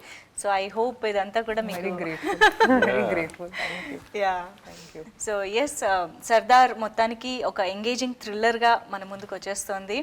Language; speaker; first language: Telugu; native; Telugu